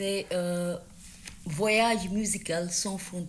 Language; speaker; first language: French; non-native, learner; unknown